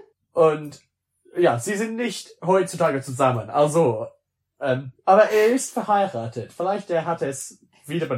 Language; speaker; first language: German; non-native, learner; English